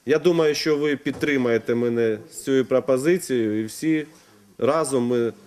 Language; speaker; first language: Ukrainian; non-native, local second language; Russian